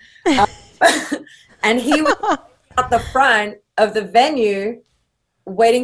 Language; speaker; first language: English; native; English